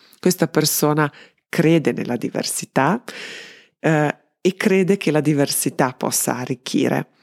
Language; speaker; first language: Italian; non-native, fluent; Serbian